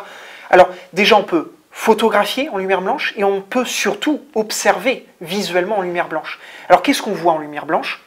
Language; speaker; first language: French; native; French